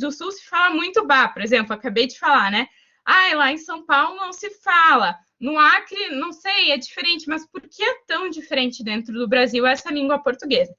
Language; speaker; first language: Portuguese; native; Portuguese